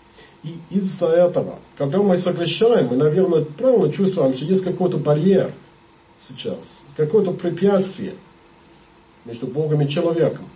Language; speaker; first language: Russian; non-native, learner; English